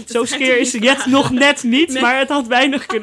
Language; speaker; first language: Dutch; native; Dutch